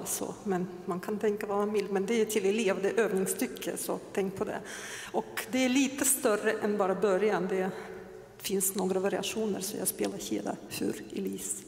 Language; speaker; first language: Swedish; non-native, fluent; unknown